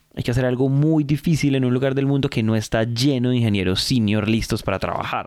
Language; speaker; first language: Spanish; native; Spanish